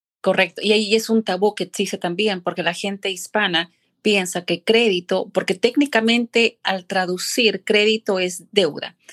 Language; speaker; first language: Spanish; native; Spanish